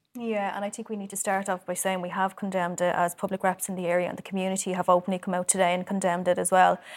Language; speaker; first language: English; native; English